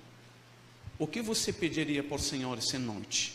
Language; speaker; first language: Portuguese; non-native, fluent; Arabic